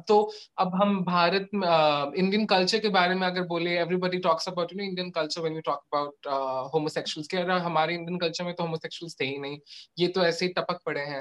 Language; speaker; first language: English; non-native, local second language; Odia